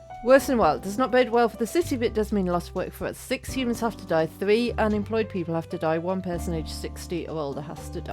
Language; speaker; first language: English; native; English